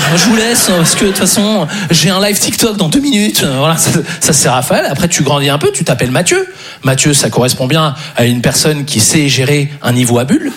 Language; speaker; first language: French; native; French